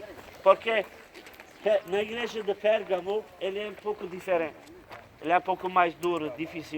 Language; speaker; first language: Portuguese; non-native, fluent; Turkish